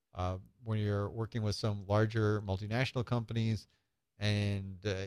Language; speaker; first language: English; native; English